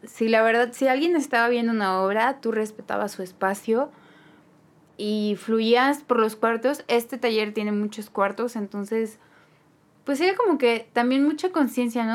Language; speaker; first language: Spanish; native; Spanish